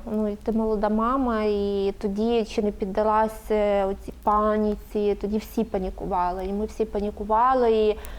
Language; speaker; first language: Ukrainian; native; Ukrainian